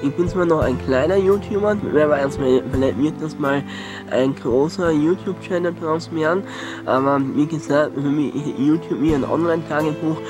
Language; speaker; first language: German; non-native, local second language; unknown